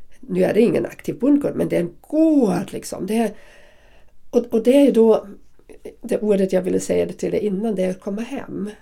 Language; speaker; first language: Swedish; native; Swedish